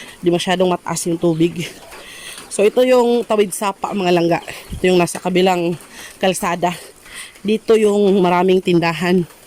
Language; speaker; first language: Filipino; native; Filipino